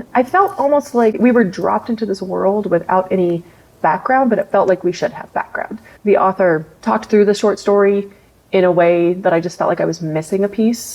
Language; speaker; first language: English; native; English